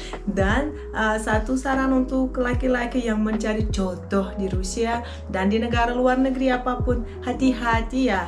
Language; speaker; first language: Indonesian; non-native, fluent; Russian